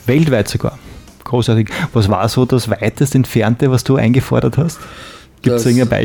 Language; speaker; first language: German; native; German